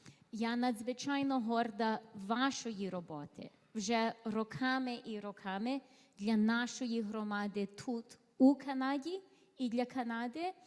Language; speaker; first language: Ukrainian; early bilingual, heritage; Ukrainian